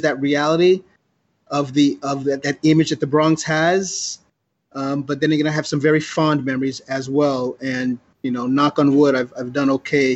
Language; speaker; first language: English; native; English